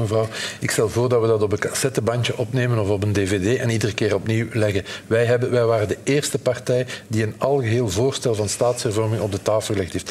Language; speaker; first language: Dutch; native; Dutch